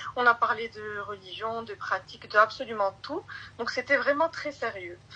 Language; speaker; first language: French; early bilingual, other home language; Arabic